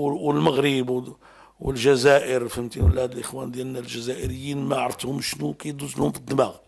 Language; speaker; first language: Arabic; native; Arabic